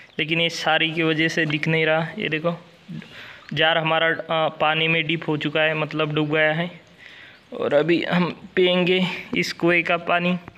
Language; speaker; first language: Hindi; non-native, local second language; Marathi